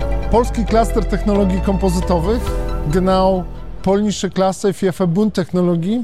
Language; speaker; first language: German; non-native, fluent; Polish